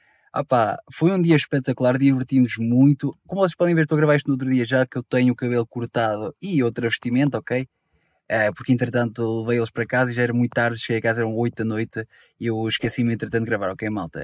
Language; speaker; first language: Portuguese; native; Portuguese